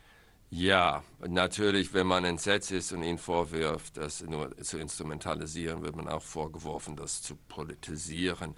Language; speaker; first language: German; non-native, fluent; English